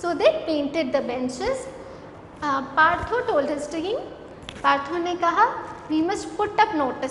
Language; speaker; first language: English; non-native, local second language; Hindi